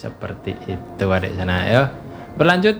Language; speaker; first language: Indonesian; non-native, local second language; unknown